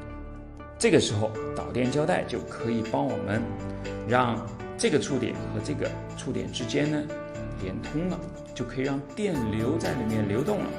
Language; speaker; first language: Chinese; native; Chinese